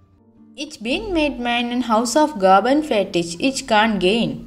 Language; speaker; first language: German; non-native, learner; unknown